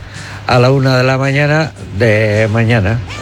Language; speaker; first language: Spanish; native; Spanish